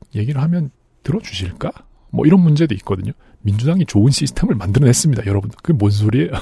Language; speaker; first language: Korean; native; Korean